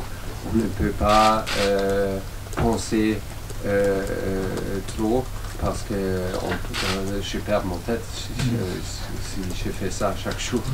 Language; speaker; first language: French; non-native, learner; German